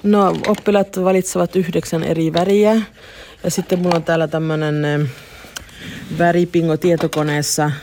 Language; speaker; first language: Finnish; early bilingual, heritage; Finnish